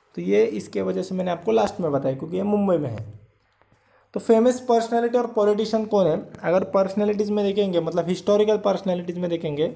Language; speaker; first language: Hindi; non-native, local second language; Marathi